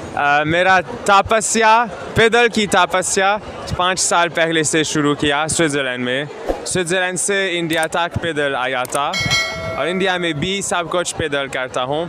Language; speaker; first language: Hindi; non-native, learner; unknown